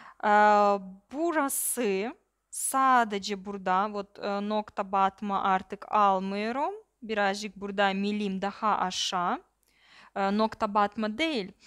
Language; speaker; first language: Turkish; non-native, learner; Russian